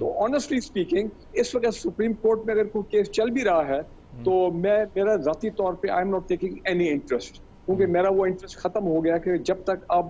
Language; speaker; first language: Urdu; native; Urdu